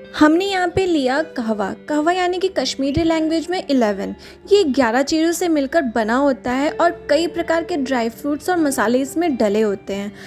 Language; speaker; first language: Hindi; native; Hindi